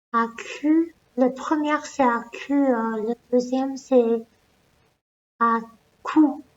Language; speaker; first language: French; non-native, learner; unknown